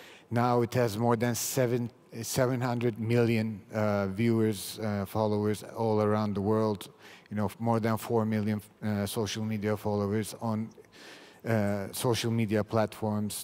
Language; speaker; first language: English; non-native, fluent; Turkish